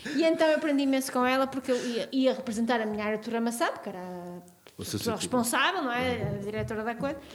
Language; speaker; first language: Portuguese; native; Portuguese